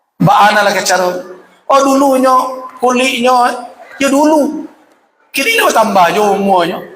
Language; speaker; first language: Malay; non-native, local second language; Minangkabau